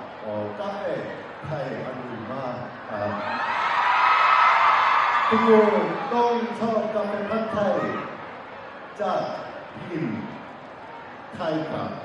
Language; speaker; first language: Thai; non-native, learner; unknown